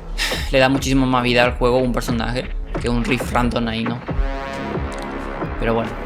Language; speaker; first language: Spanish; native; Spanish